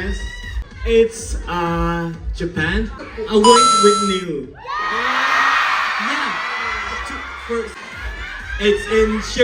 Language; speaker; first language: English; non-native, learner; Thai